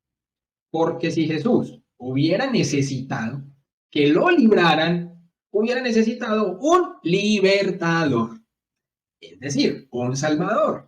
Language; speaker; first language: Spanish; native; Spanish